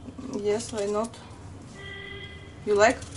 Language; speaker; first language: English; non-native, learner; Russian